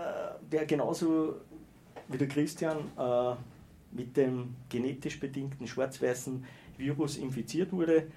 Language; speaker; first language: German; native; German